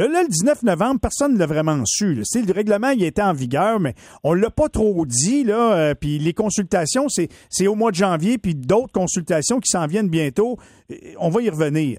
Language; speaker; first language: French; native; French